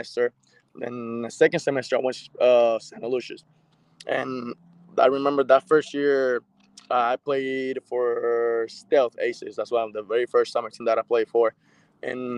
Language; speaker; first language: English; non-native, fluent; Spanish